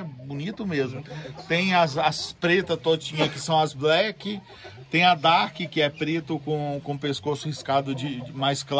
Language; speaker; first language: Portuguese; native; Portuguese